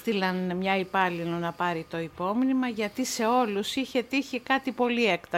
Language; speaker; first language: Greek; native; Greek